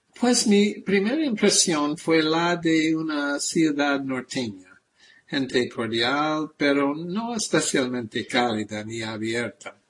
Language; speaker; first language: Spanish; non-native, fluent; English